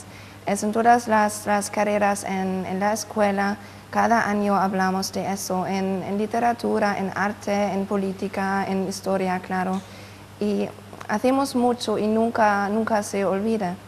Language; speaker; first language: Spanish; non-native, fluent; German